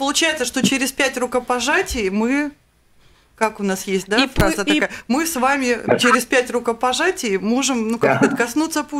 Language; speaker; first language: Russian; native; Russian